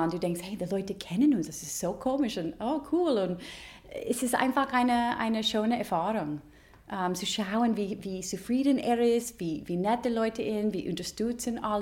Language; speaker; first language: German; non-native, learner; English